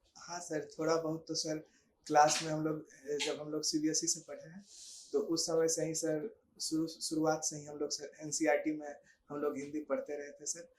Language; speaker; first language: Hindi; native; Hindi